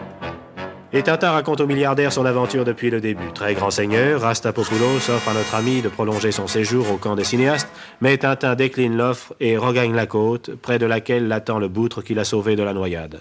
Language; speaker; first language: French; native; French